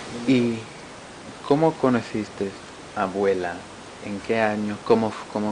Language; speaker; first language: Spanish; early bilingual, heritage; English